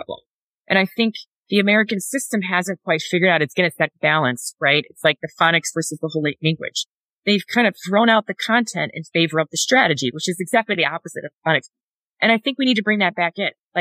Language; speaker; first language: English; native; English